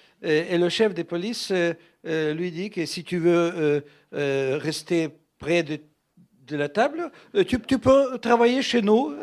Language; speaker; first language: French; non-native, fluent; Russian